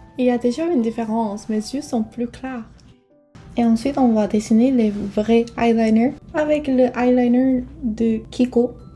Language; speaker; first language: French; non-native, fluent; Korean